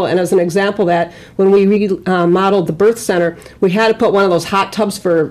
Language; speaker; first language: English; native; English